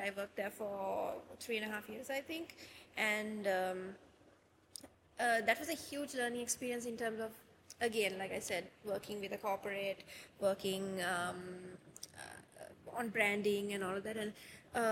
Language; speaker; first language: English; non-native, local second language; Sinhala